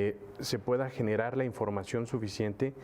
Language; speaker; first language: Spanish; native; Spanish